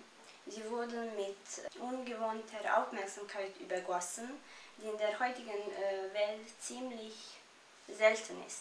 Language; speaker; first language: German; non-native, fluent; Serbian